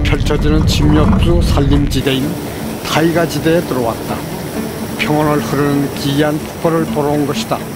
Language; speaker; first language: Korean; native; Korean